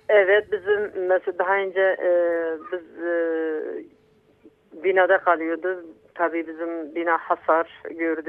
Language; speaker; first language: Turkish; non-native, local second language; Kurdish